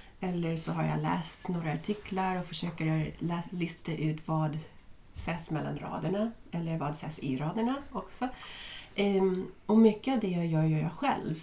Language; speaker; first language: Swedish; non-native, fluent; English